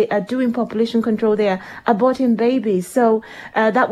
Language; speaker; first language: English; non-native, local second language; Igbo